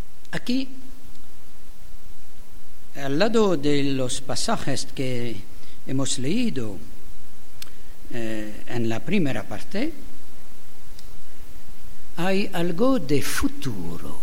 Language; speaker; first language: Spanish; non-native, learner; French